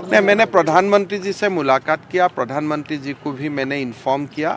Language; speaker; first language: Hindi; non-native, local second language; Assamese